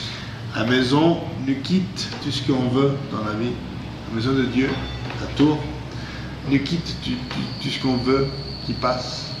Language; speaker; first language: French; non-native, fluent; Spanish